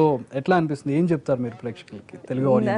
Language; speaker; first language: Telugu; native; Telugu